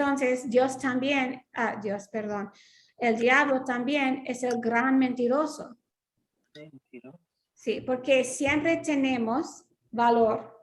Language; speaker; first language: Spanish; non-native, fluent; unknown